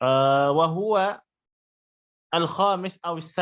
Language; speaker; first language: Arabic; non-native, fluent; Indonesian